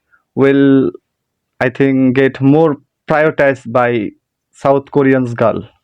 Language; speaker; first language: English; non-native, learner; Bangla